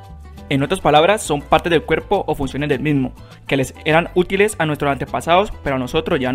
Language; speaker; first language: Spanish; native; Spanish